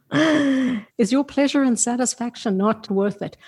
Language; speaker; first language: English; native; English